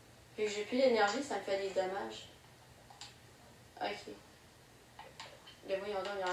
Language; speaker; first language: French; native; French